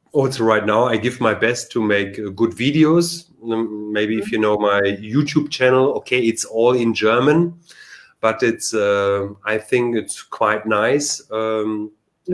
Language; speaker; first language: English; non-native, learner; German